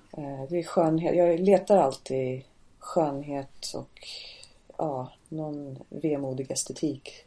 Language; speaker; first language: Swedish; non-native, fluent; English